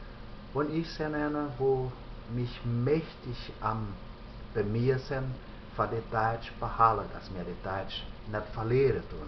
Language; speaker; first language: German; early bilingual, heritage; German